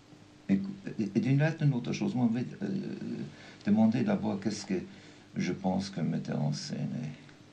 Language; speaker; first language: French; non-native, fluent; German